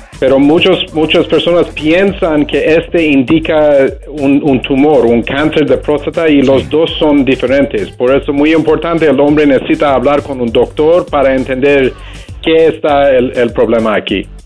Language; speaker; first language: Spanish; non-native, learner; English